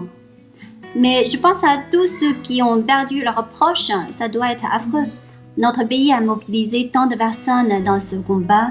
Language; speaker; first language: French; non-native, fluent; Chinese